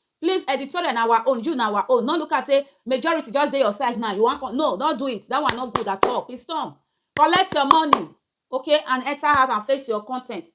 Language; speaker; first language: Nigerian Pidgin; native; Nigerian Pidgin